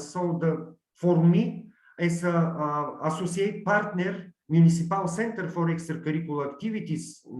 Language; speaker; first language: English; non-native, learner; Bulgarian